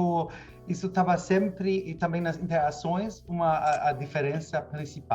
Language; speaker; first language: Portuguese; non-native, fluent; German